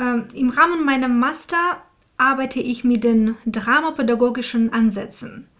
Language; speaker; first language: German; non-native, fluent; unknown